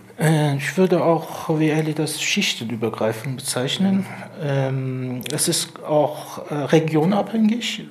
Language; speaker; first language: German; non-native, fluent; Persian